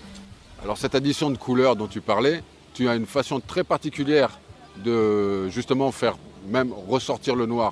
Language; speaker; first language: French; native; French